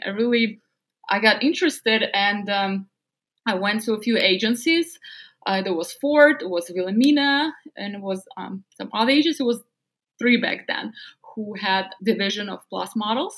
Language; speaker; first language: English; non-native, fluent; Russian